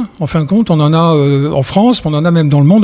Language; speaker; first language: French; native; French